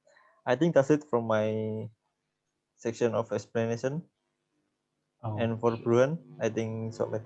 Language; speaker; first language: English; non-native, learner; Indonesian